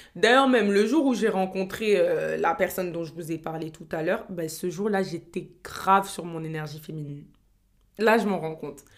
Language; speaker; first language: French; native; French